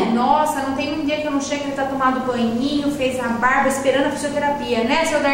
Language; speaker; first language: Portuguese; native; Portuguese